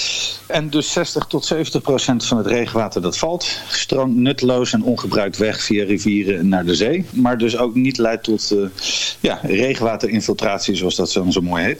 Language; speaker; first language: Dutch; native; Dutch